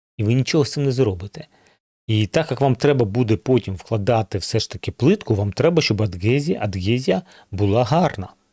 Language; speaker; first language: Ukrainian; non-native, local second language; Russian